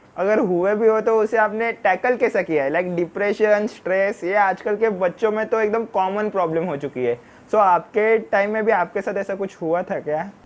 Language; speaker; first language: Hindi; non-native, local second language; Marathi